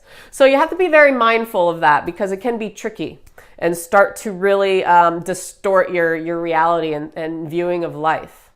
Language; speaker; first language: English; native; English